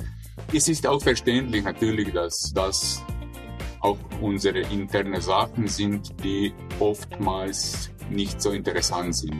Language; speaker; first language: German; non-native, fluent; Slovenian